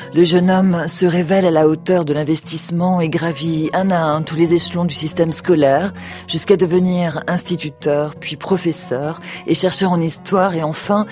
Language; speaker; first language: French; native; French